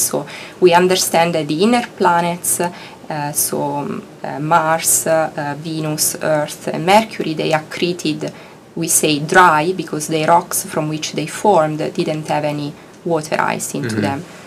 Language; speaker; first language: English; non-native, fluent; Italian